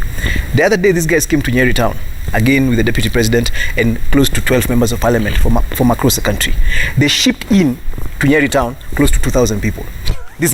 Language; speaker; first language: English; non-native, local second language; Kikuyu